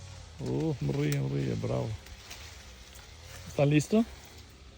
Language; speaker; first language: Spanish; non-native, learner; Albanian